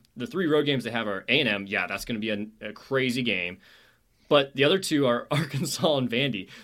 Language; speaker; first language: English; native; English